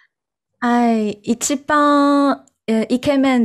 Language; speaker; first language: Japanese; non-native, learner; Chinese